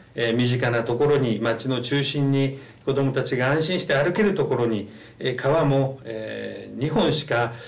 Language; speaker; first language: Japanese; native; Japanese